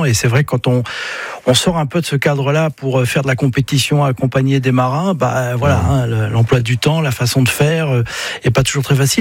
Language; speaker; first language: French; native; French